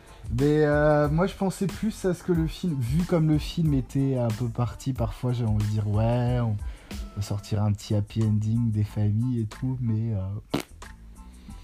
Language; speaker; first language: French; native; French